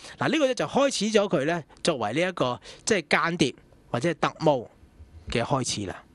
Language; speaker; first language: Cantonese; native; Cantonese